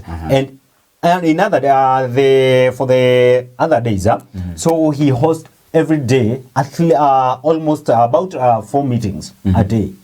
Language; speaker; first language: English; non-native, local second language; Swahili